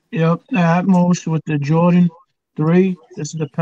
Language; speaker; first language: English; native; English